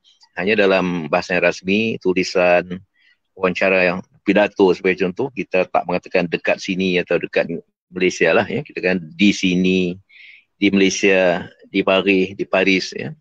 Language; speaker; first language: Malay; native; Malay